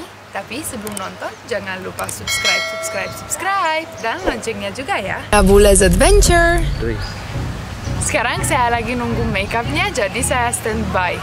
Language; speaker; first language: Indonesian; non-native, fluent; Russian